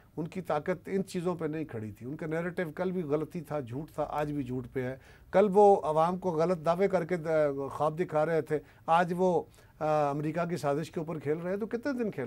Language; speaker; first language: Urdu; non-native, local second language; Punjabi